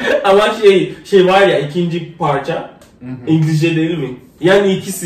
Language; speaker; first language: Turkish; non-native, fluent; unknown